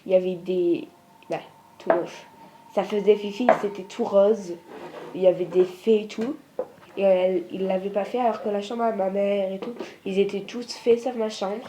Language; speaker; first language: French; native; French